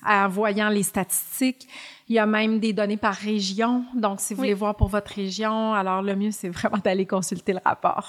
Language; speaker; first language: French; native; French